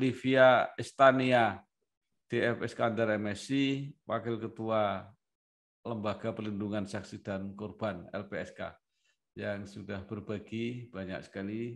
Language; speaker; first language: Indonesian; native; Indonesian